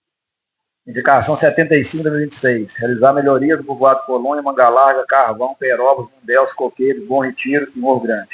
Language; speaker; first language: Portuguese; native; Portuguese